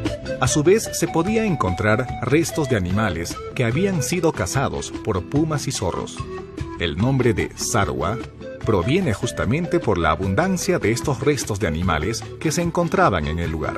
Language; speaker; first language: Spanish; native; Spanish